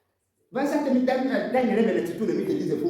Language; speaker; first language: German; non-native, learner; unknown